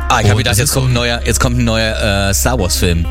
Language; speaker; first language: German; native; German